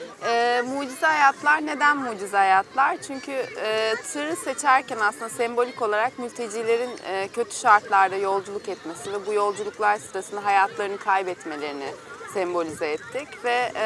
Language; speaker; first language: Turkish; native; Turkish